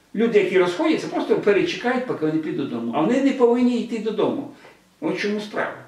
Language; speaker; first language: Ukrainian; non-native, local second language; Russian